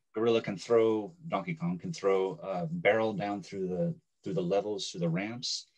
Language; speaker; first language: English; native; English